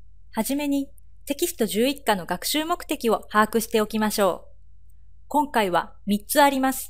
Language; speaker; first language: Japanese; native; Japanese